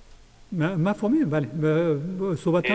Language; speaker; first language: Persian; native; Persian